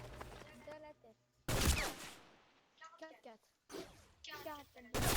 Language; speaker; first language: French; native; French